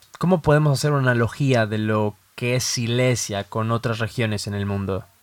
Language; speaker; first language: Spanish; native; Spanish